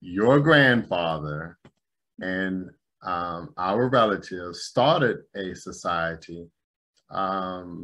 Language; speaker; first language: English; native; English